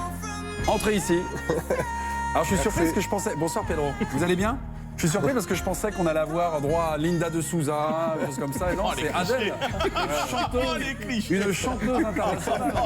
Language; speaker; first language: French; native; French